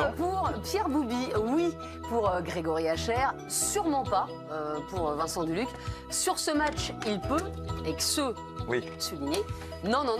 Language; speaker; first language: French; native; French